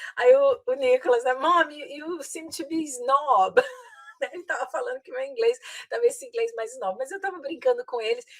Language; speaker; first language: Portuguese; native; Portuguese